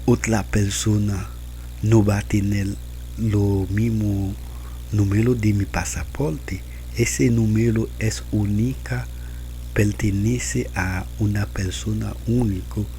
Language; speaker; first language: Spanish; non-native, learner; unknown